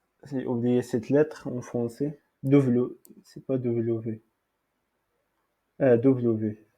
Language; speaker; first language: French; non-native, local second language; Arabic